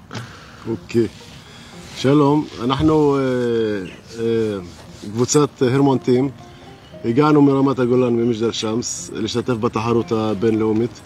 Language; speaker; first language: Hebrew; non-native, local second language; Arabic